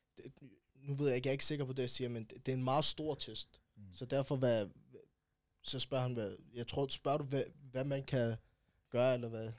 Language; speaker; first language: Danish; early bilingual, other home language; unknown